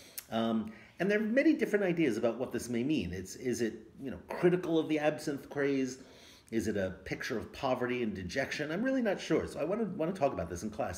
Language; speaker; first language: English; native; English